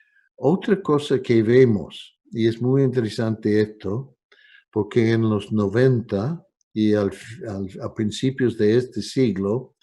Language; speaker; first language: Spanish; non-native, fluent; English